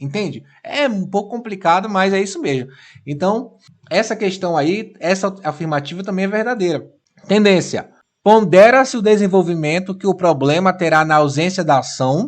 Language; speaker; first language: Portuguese; native; Portuguese